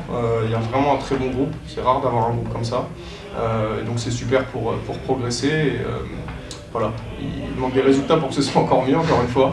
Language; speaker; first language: French; native; French